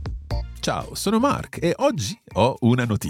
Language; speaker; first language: Italian; non-native, fluent; English